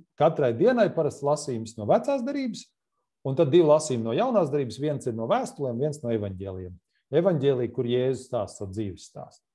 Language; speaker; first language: Latvian; native; Latvian